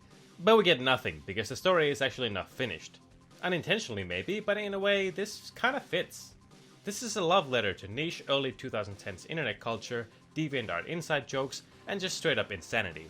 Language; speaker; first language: English; native; English